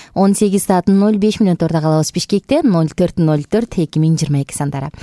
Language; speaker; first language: Kyrgyz; native; Kyrgyz